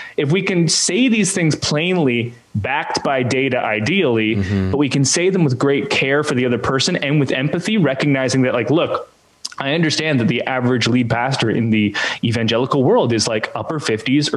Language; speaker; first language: English; native; English